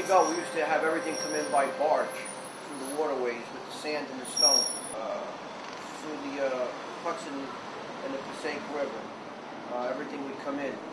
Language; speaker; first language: English; native; English